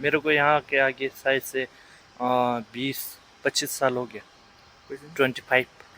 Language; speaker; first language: Hindi; non-native, local second language; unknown